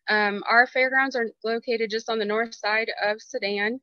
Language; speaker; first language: English; native; English